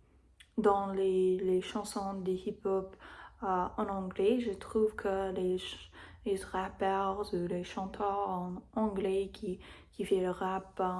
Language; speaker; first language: French; non-native, learner; English